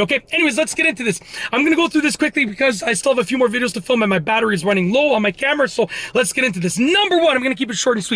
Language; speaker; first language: English; native; English